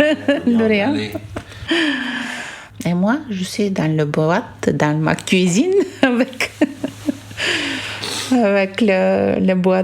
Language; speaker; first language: French; non-native, fluent; Bulgarian